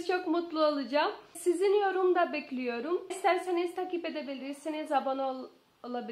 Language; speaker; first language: Turkish; non-native, learner; Portuguese